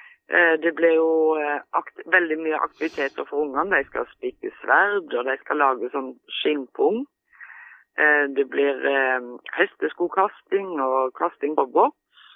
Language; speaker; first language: Norwegian; native; Norwegian